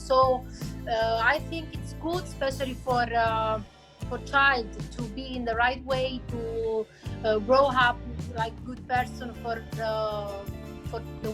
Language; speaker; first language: English; non-native, fluent; Italian